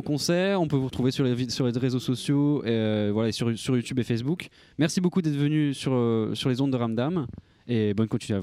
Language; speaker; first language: French; native; French